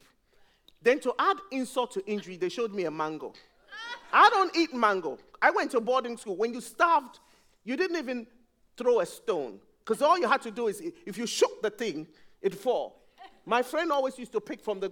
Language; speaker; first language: English; non-native, local second language; Akan